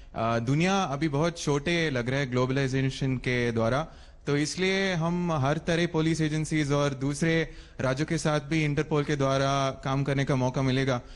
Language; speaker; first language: Hindi; non-native, local second language; Kannada